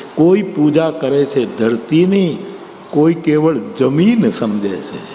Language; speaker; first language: Gujarati; native; Gujarati